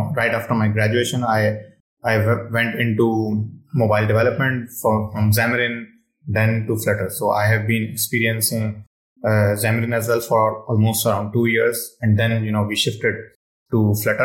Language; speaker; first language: English; non-native, local second language; Urdu